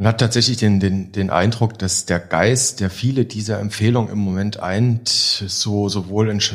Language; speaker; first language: German; native; German